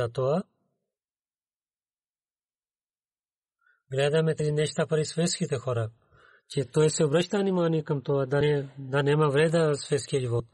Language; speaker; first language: Bulgarian; non-native, learner; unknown